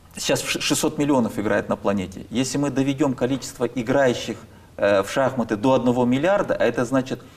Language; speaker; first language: Russian; native; Russian